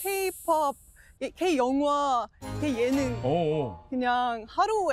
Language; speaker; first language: Korean; non-native, fluent; Estonian